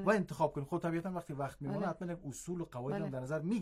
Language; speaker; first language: Persian; native; Persian